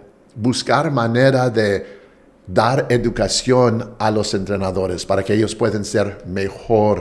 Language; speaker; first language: Spanish; non-native, fluent; English